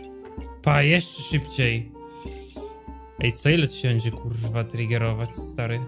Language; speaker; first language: Polish; native; Polish